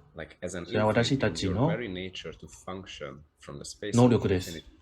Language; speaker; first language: Japanese; non-native, learner; English